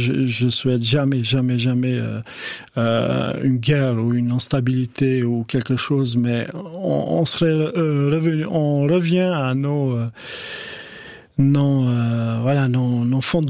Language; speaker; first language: French; non-native, fluent; Albanian